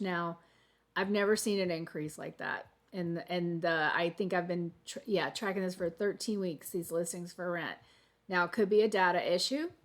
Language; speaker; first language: English; native; English